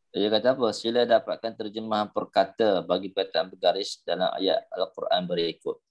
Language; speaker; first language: Malay; native; Malay